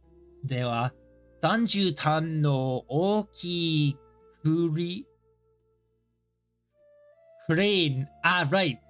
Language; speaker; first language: Japanese; non-native, learner; English